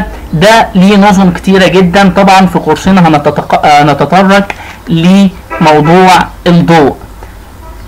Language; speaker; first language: Arabic; native; Arabic